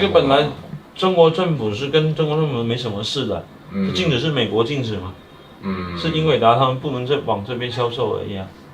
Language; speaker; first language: Chinese; native; Chinese